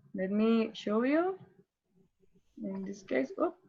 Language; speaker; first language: English; non-native, learner; Spanish